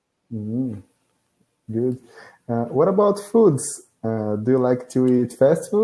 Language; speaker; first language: English; non-native, learner; Portuguese